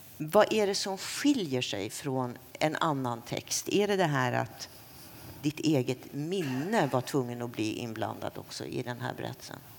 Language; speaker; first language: Swedish; native; Swedish